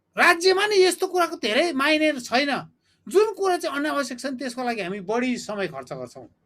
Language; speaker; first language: Nepali; native; Nepali